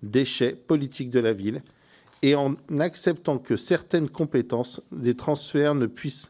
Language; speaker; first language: French; native; French